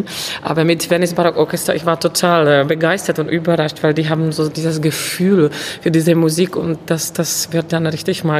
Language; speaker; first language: German; non-native, fluent; Czech